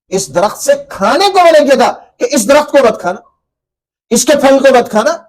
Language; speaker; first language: Urdu; native; Urdu